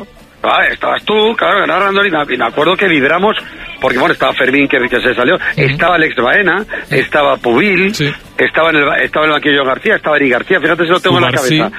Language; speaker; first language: Spanish; native; Spanish